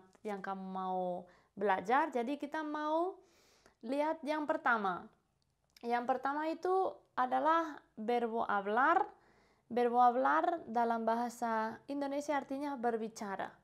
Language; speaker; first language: Indonesian; non-native, fluent; Spanish